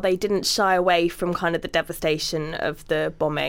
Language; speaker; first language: English; native; English